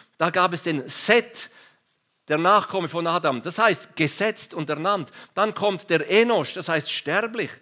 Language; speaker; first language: German; non-native, local second language; Romansh